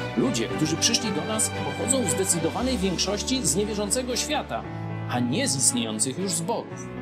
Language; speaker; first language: Polish; native; Polish